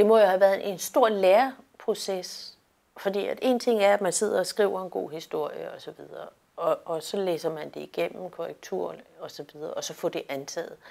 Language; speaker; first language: Danish; native; Danish